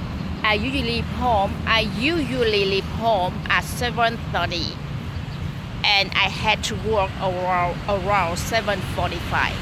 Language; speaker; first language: English; non-native, learner; Vietnamese